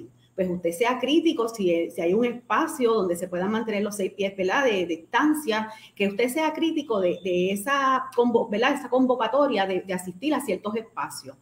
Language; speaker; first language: Spanish; native; Spanish